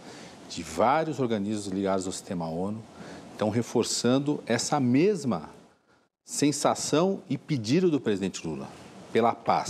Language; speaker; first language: Portuguese; native; Portuguese